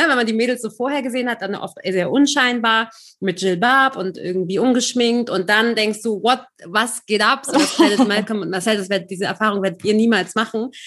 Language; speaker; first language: German; native; German